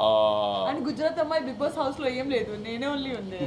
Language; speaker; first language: Telugu; non-native, learner; Gujarati